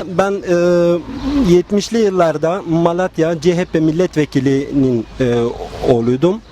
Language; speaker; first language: Turkish; non-native, local second language; Arabic